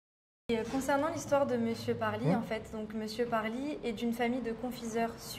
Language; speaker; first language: French; native; French